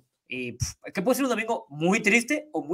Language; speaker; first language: Spanish; native; Spanish